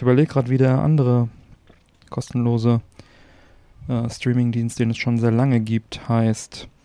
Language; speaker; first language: German; native; German